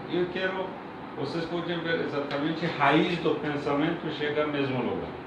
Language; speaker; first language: Portuguese; non-native, learner; Persian